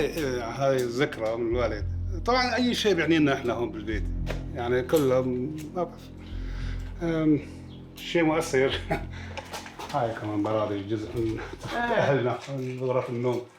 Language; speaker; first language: Arabic; native; Arabic